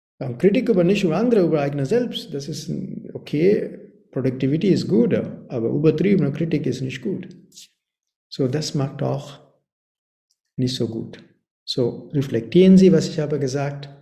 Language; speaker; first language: German; non-native, learner; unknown